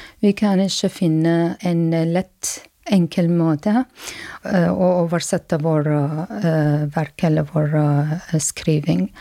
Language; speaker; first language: Norwegian; non-native, learner; Arabic